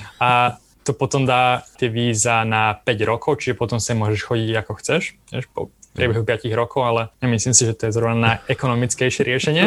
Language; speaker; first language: Slovak; native; Slovak